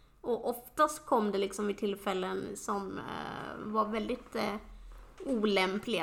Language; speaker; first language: Swedish; native; Swedish